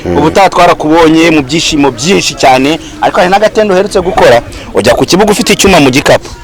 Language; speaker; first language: Kinyarwanda; native; Kinyarwanda